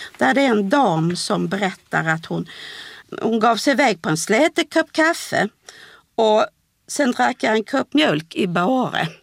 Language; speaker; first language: Swedish; native; Swedish